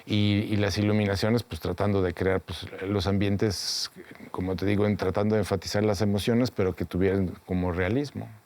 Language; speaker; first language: Spanish; native; Spanish